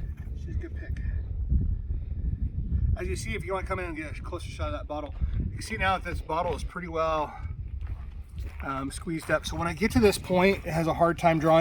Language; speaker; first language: English; native; English